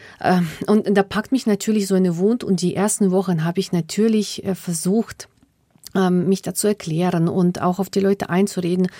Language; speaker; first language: German; early bilingual, other home language; Russian